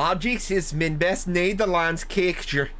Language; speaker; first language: Dutch; non-native, learner; English